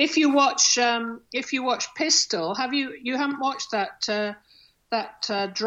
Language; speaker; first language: English; native; English